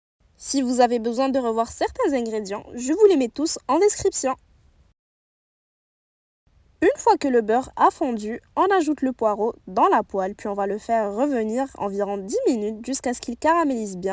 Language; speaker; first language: French; native; French